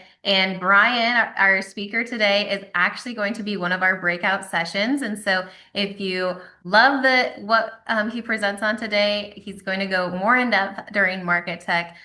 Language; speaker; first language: English; native; English